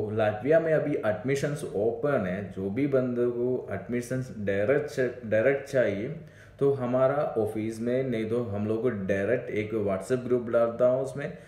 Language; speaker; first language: Hindi; non-native, local second language; Malayalam